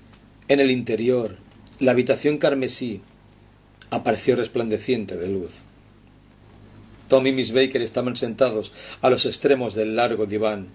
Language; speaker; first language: Spanish; native; Spanish